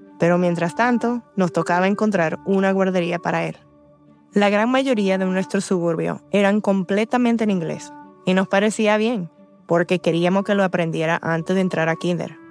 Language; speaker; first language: Spanish; early bilingual, heritage; Spanish